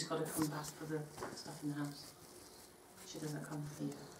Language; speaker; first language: English; native; English